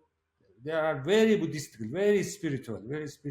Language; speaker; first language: English; non-native, learner; Mongolian